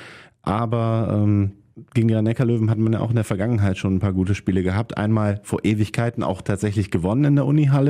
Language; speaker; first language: German; native; German